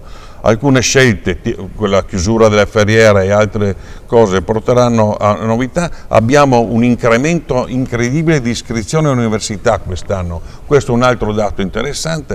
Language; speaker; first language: Italian; native; Italian